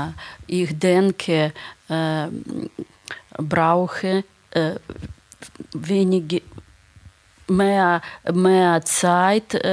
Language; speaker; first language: German; non-native, learner; Ukrainian